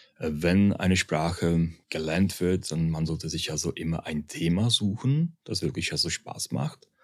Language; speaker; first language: German; early bilingual, heritage; Czech